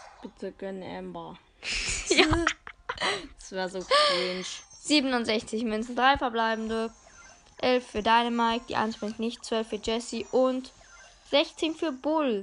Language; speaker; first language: German; native; German